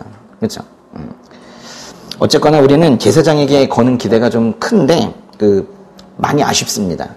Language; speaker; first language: Korean; native; Korean